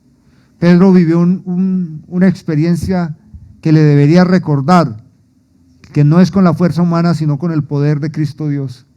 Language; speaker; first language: Spanish; native; Spanish